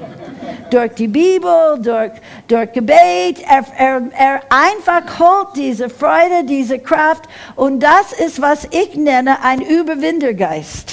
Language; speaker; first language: German; non-native, fluent; English